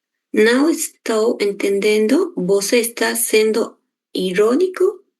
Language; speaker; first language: Portuguese; non-native, learner; Spanish